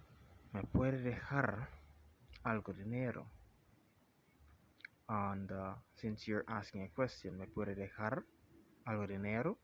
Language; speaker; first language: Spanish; non-native, fluent; English